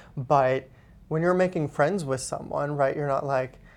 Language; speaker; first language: English; non-native, fluent; Hebrew